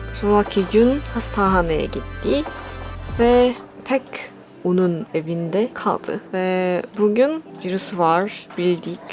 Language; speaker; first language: Turkish; non-native, learner; Korean